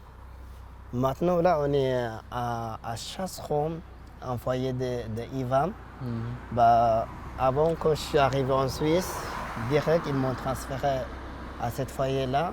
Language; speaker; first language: French; non-native, fluent; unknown